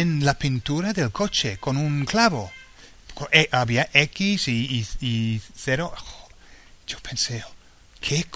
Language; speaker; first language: Spanish; non-native, fluent; English